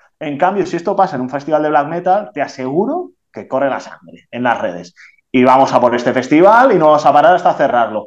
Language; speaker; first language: Spanish; non-native, local second language; Catalan